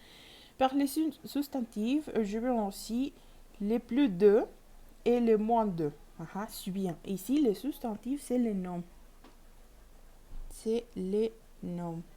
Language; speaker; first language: French; non-native, learner; Spanish